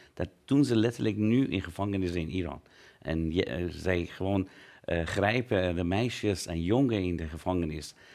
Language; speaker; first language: Dutch; non-native, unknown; Persian